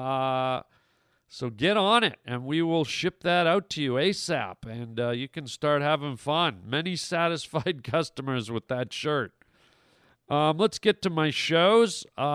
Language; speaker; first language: English; native; English